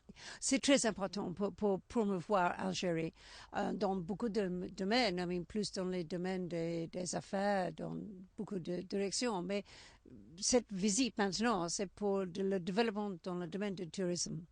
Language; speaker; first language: French; non-native, learner; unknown